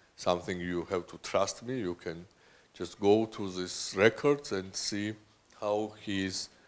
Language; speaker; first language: English; non-native, fluent; Georgian